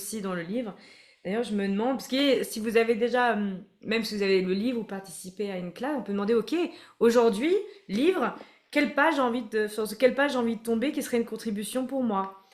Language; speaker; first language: French; native; French